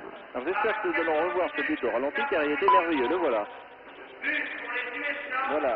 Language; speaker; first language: French; native; French